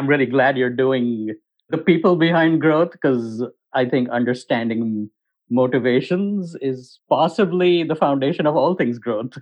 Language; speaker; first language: English; non-native, local second language; Hindi